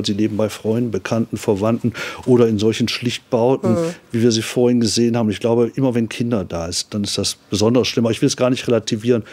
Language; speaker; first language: German; native; German